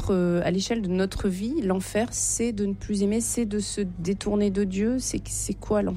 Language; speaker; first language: French; native; French